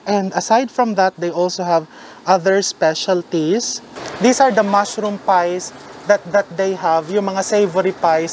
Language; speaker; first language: English; non-native, local second language; Filipino